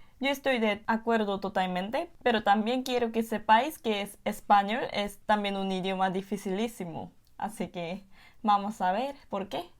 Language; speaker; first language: Spanish; non-native, fluent; Korean